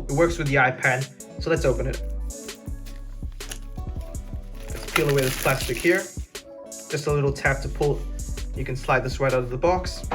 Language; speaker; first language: English; native; English